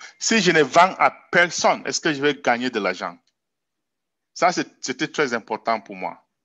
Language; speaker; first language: French; non-native, local second language; English